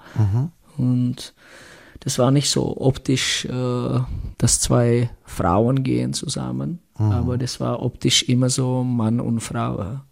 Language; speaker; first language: German; non-native, fluent; Czech